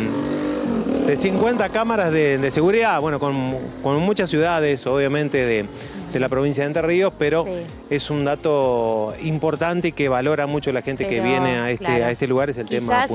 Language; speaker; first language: Spanish; native; Spanish